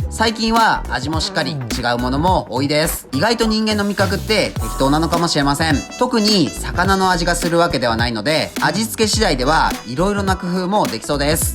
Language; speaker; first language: Japanese; native; Japanese